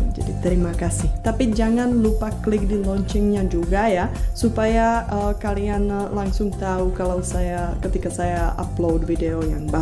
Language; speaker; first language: Indonesian; non-native, fluent; Czech